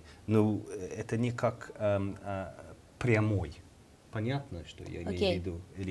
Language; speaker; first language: Russian; non-native, fluent; English